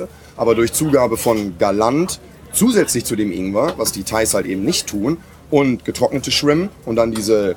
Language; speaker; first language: German; native; German